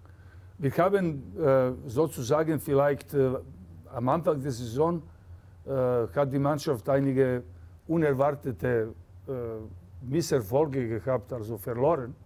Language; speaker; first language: German; non-native, fluent; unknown